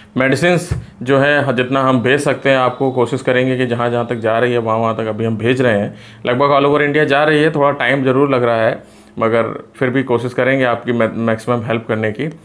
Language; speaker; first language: Hindi; native; Hindi